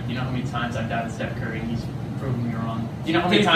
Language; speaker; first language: English; native; English